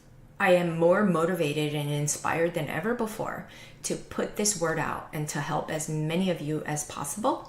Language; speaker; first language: English; native; English